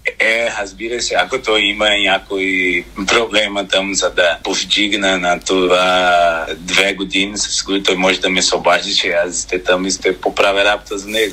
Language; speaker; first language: Bulgarian; non-native, learner; Portuguese